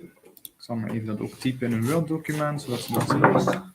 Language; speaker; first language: Dutch; native; Dutch